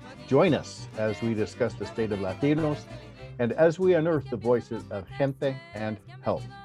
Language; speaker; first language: English; early bilingual, other home language; Spanish